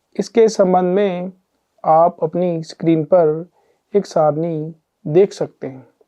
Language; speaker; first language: Hindi; non-native, local second language; Punjabi